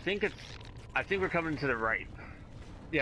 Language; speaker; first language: English; native; English